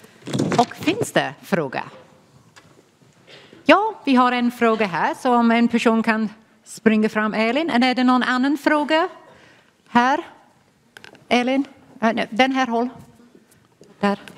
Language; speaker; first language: Swedish; non-native, fluent; English